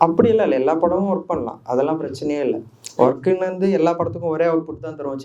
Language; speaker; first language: Tamil; native; Tamil